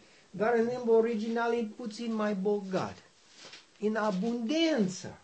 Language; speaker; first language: Romanian; non-native, learner; English